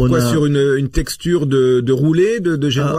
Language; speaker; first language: French; native; French